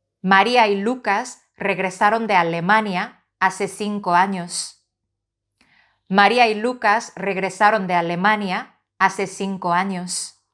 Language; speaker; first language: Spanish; non-native, fluent; Korean